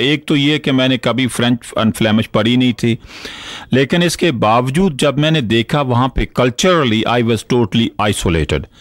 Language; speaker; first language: Urdu; non-native, local second language; Punjabi